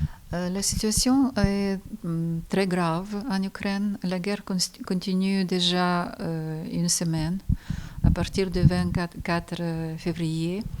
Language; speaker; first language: French; non-native, fluent; Ukrainian